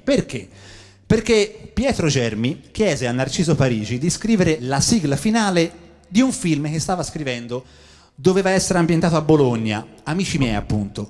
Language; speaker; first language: Italian; native; Italian